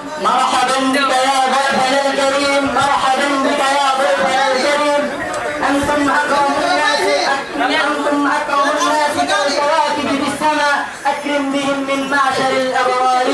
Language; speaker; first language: Arabic; non-native, learner; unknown